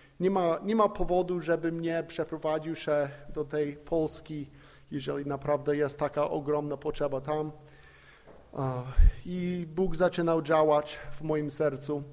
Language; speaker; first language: Polish; non-native, fluent; English